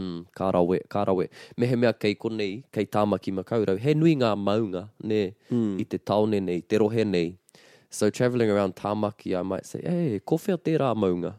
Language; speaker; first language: Māori; non-native, local second language; English